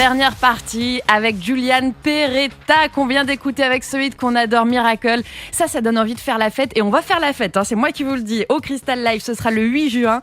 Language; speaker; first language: French; native; French